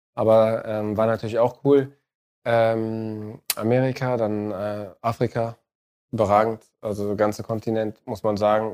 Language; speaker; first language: German; early bilingual, other home language; Arabic